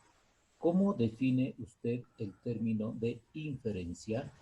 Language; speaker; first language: Spanish; native; Spanish